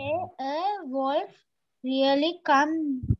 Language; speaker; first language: English; non-native, learner; Sinhala